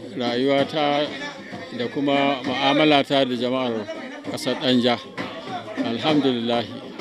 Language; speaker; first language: Hausa; native; Hausa